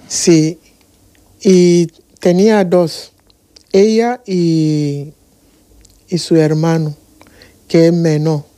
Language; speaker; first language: Spanish; non-native, learner; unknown